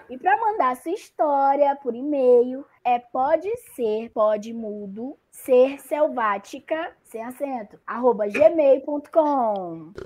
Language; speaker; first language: Portuguese; native; Portuguese